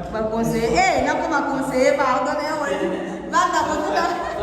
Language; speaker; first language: Portuguese; non-native, learner; Lingala